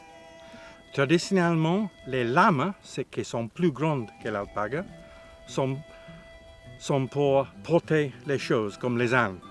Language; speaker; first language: French; non-native, learner; English